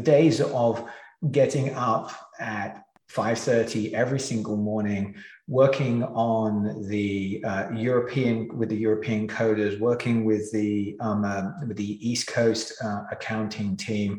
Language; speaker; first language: English; native; English